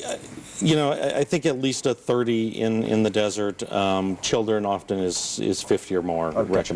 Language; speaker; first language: English; native; English